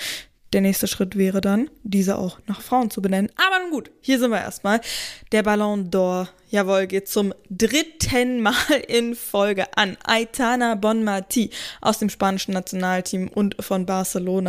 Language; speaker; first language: German; native; German